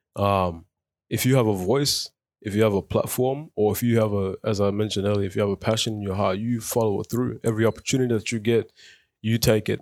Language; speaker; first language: English; early bilingual, other home language; Arabic